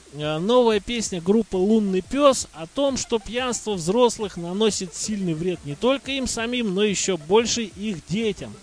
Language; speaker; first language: Russian; native; Russian